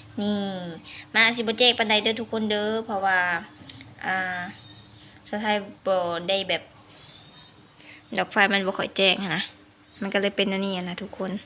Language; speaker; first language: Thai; non-native, local second language; Lao